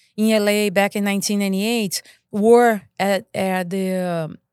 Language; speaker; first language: English; non-native, fluent; Portuguese